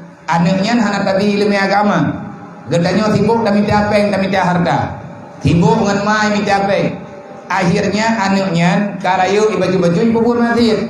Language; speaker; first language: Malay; non-native, local second language; Achinese